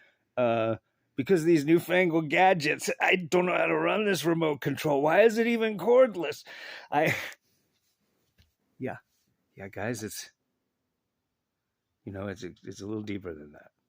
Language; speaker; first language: English; native; English